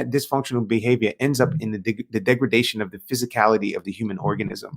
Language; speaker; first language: English; native; English